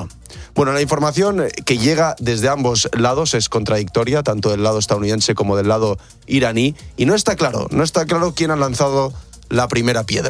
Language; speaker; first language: Spanish; native; Spanish